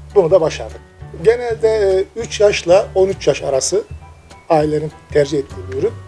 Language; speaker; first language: Turkish; native; Turkish